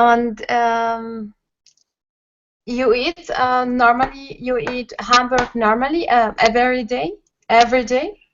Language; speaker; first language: English; non-native, learner; Spanish